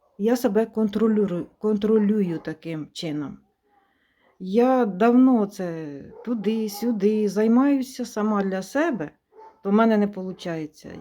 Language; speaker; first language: Ukrainian; non-native, local second language; Russian